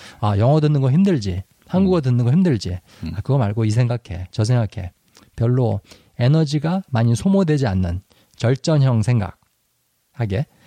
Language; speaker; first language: Korean; native; Korean